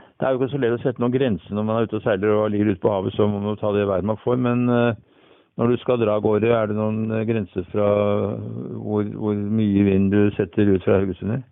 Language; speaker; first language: Norwegian; native; Norwegian